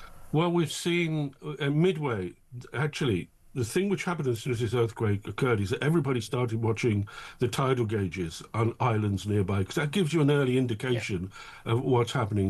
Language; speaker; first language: English; native; English